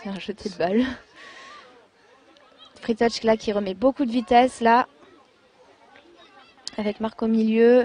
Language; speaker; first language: French; native; French